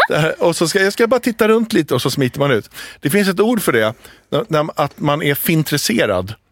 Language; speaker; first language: Swedish; early bilingual, other home language; Arabic